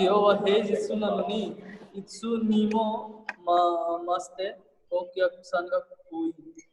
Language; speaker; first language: Japanese; non-native, fluent; Hindi